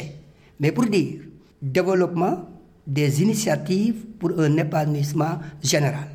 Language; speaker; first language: French; non-native, local second language; Wolof